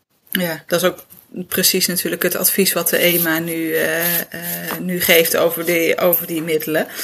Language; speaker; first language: Dutch; native; Dutch